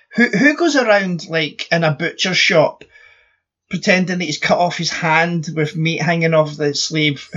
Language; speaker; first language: English; native; English